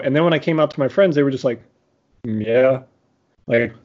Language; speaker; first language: English; native; English